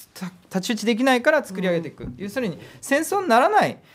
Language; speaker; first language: Japanese; native; Japanese